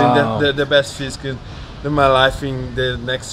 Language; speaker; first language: English; non-native, learner; Portuguese